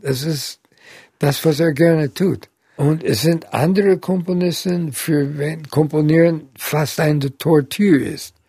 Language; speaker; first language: German; non-native, fluent; English